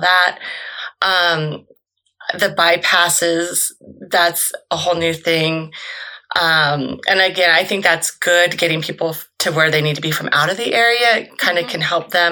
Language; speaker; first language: English; native; English